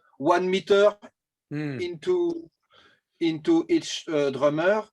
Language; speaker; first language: English; non-native, learner; French